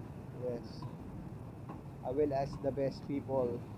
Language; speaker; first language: English; non-native, learner; Filipino